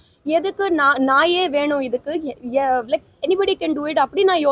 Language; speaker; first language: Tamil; non-native, learner; Telugu